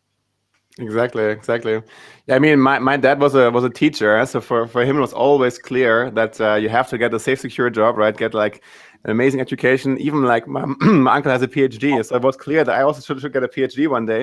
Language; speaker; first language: English; non-native, fluent; German